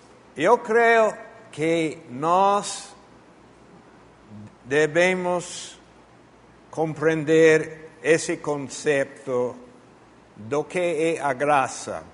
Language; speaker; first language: Portuguese; non-native, fluent; Spanish